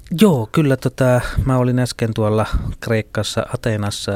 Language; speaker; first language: Finnish; non-native, fluent; Tamil